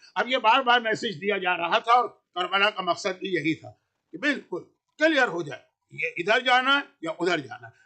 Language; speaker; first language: Urdu; native; Urdu